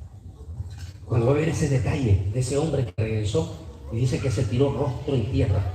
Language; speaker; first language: Spanish; native; Spanish